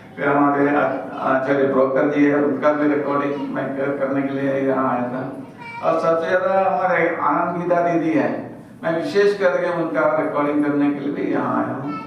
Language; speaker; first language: Hindi; non-native, local second language; Malayalam